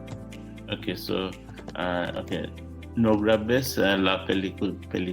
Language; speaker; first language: Spanish; non-native, learner; English